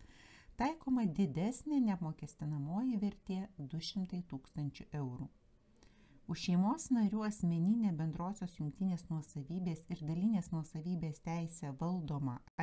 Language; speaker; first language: Lithuanian; native; Lithuanian